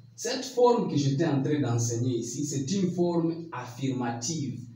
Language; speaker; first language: French; non-native, local second language; Swahili